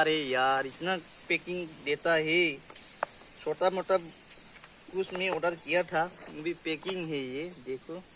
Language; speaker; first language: Hindi; non-native, local second language; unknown